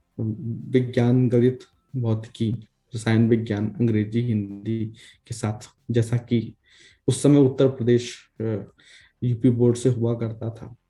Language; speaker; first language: Hindi; native; Hindi